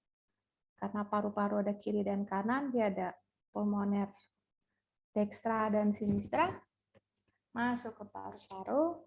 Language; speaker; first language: Indonesian; native; Indonesian